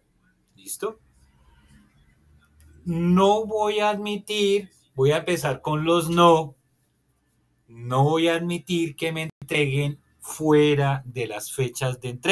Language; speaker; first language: Spanish; native; Spanish